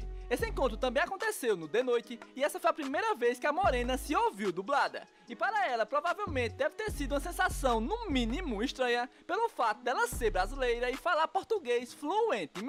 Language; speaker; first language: Portuguese; native; Portuguese